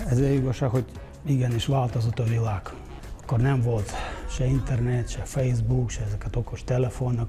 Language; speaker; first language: Hungarian; non-native, fluent; Ukrainian